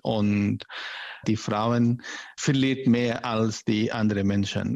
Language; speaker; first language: German; non-native, learner; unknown